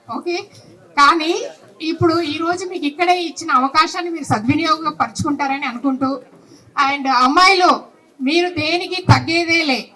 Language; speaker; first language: Telugu; native; Telugu